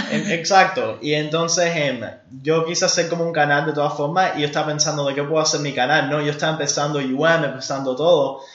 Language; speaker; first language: Spanish; early bilingual, heritage; German